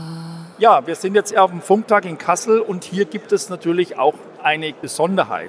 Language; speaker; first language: German; native; German